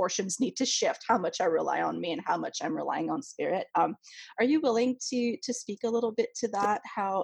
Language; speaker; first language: English; non-native, fluent; French